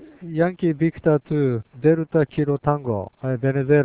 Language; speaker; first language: Spanish; non-native, learner; Japanese